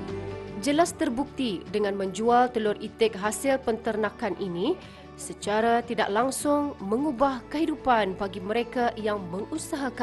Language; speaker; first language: Malay; native; Malay